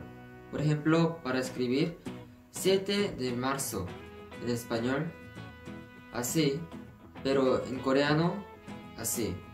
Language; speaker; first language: Spanish; non-native, fluent; Korean